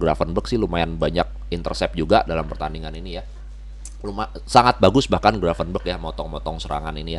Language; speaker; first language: Indonesian; native; Indonesian